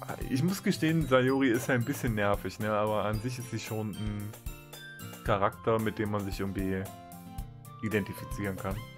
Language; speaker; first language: German; native; German